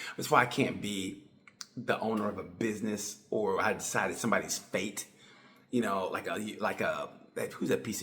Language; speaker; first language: English; native; English